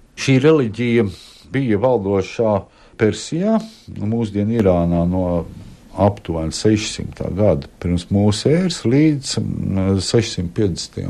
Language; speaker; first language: Latvian; native; Latvian